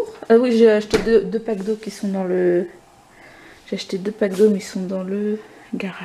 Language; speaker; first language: French; native; French